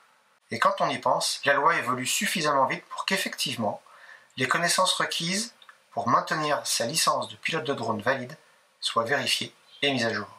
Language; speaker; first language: French; native; French